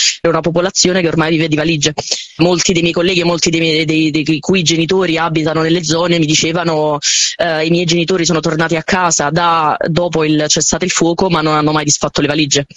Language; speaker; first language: Italian; native; Italian